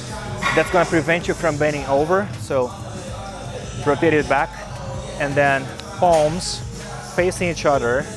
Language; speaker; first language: English; non-native, fluent; Portuguese